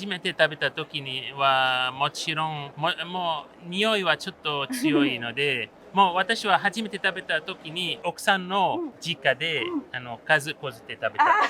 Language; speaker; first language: Japanese; non-native, learner; Arabic